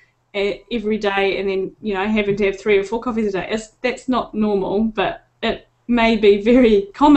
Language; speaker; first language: English; native; English